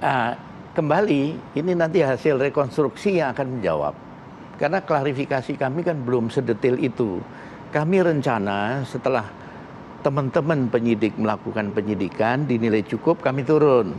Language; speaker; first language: Indonesian; native; Indonesian